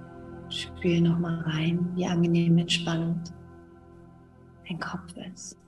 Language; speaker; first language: German; native; German